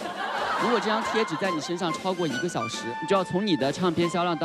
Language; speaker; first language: Chinese; native; Chinese